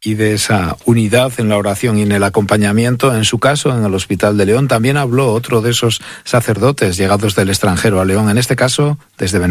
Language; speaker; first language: Spanish; native; Spanish